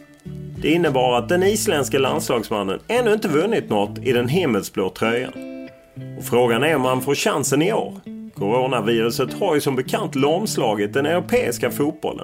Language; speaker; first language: Swedish; native; Swedish